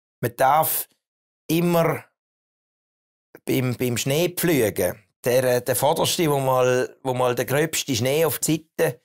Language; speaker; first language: German; native; German